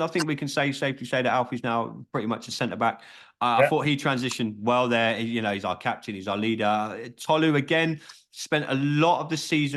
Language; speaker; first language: English; native; English